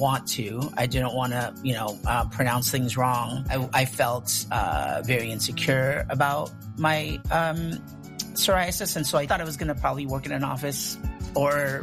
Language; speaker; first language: English; early bilingual, other home language; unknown